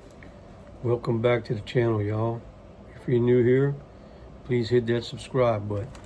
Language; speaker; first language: English; native; English